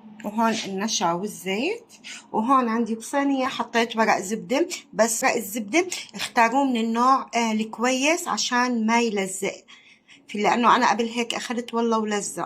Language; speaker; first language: Arabic; native; Arabic